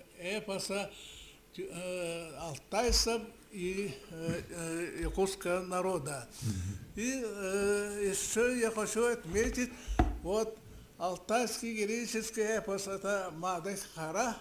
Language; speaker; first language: Russian; non-native, local second language; Yakut